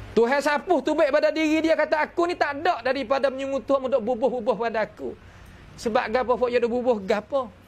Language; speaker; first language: Malay; native; Malay